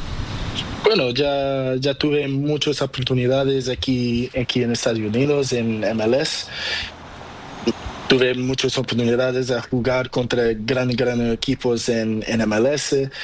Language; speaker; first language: Spanish; non-native, learner; Portuguese